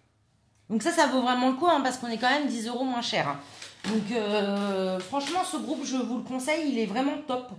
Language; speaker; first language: French; native; French